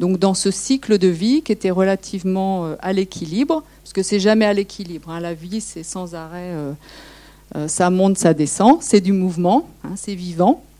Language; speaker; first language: French; native; French